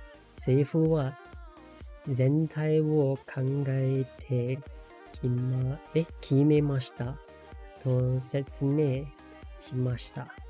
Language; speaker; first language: Japanese; non-native, learner; English